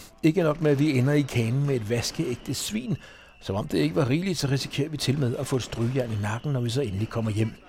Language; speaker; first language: Danish; native; Danish